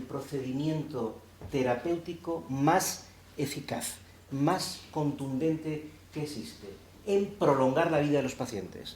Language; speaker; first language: Spanish; native; Spanish